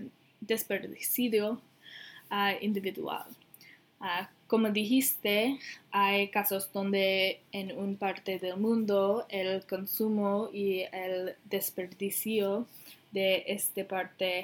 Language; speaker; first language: Spanish; non-native, learner; English